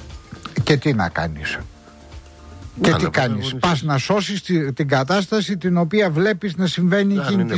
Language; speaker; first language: Greek; native; Greek